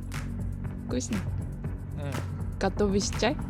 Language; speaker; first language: Russian; non-native, learner; Japanese